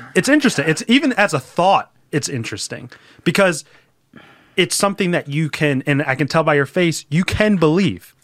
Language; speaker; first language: English; native; English